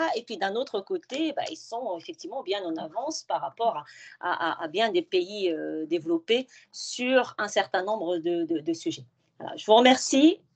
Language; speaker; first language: French; non-native, local second language; Arabic